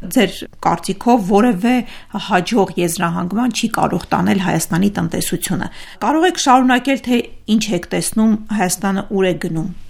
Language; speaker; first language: Armenian; native; Armenian